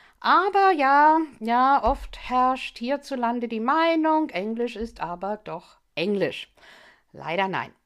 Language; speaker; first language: German; non-native, fluent; English